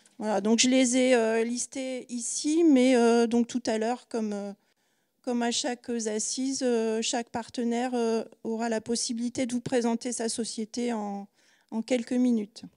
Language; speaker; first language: French; native; French